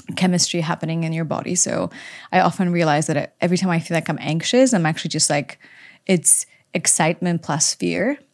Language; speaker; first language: English; non-native, fluent; Polish